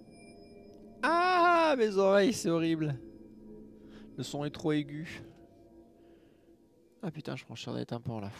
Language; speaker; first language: French; native; French